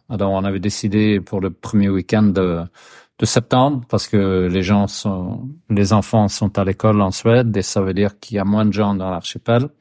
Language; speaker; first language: French; non-native, fluent; Swedish